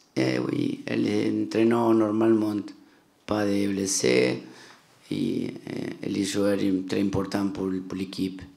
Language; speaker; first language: French; non-native, learner; Spanish